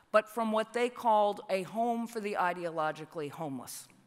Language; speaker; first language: English; native; English